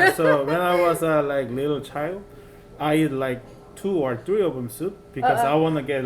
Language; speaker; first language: English; non-native, fluent; Korean